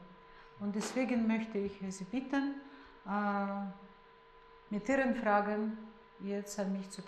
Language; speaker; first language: German; non-native, fluent; Russian